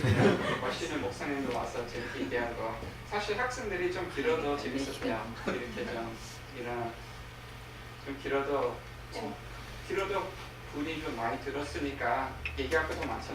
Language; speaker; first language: Korean; early bilingual, heritage; English